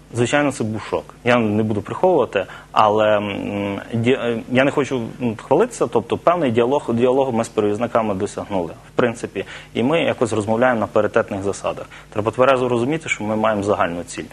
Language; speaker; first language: Ukrainian; native; Ukrainian